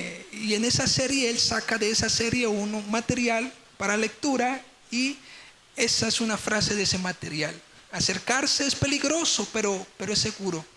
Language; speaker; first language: Spanish; native; Spanish